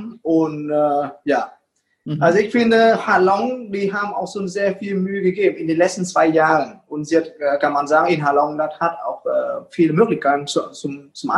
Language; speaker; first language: German; non-native, fluent; Vietnamese